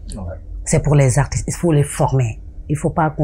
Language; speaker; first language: French; non-native, local second language; Wolof